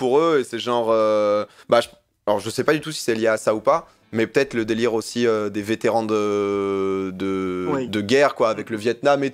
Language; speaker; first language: French; native; French